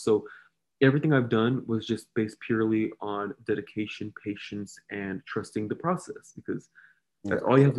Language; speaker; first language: English; native; English